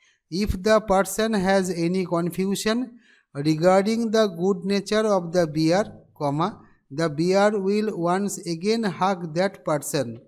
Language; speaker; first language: English; non-native, local second language; Bangla